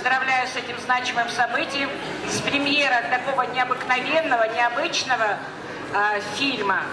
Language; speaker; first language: Russian; native; Russian